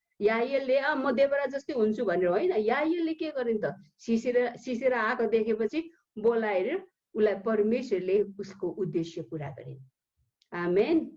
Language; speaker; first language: Nepali; early bilingual, heritage; Nepali